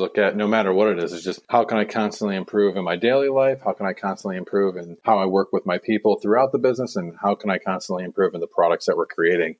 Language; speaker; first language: English; native; English